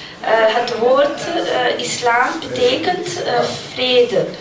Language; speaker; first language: Dutch; non-native, learner; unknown